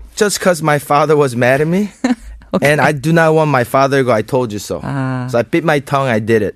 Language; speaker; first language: English; non-native, fluent; Korean